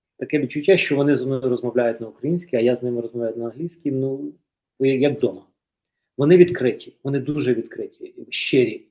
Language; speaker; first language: Ukrainian; native; Ukrainian